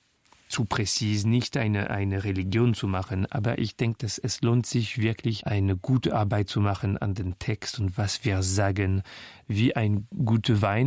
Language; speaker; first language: German; non-native, fluent; French